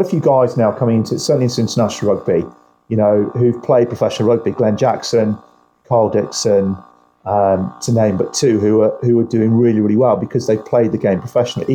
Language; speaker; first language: English; native; English